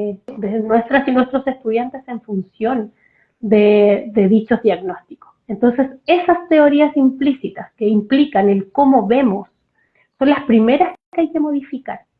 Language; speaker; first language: Spanish; native; Spanish